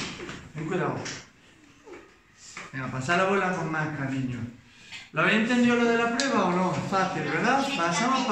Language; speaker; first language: Spanish; native; Spanish